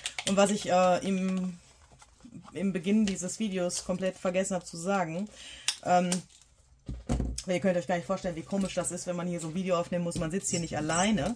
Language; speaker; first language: German; native; German